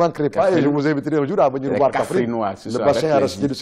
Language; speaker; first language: French; non-native, local second language; Wolof